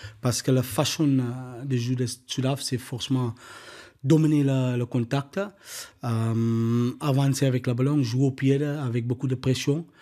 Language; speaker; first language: French; non-native, learner; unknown